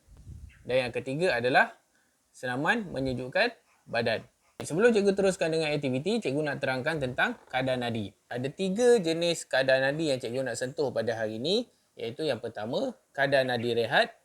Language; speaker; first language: Malay; native; Malay